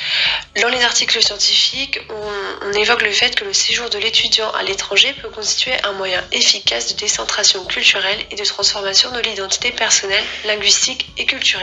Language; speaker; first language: French; native; French